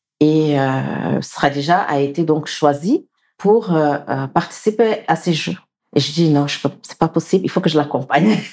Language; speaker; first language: French; non-native, local second language; Wolof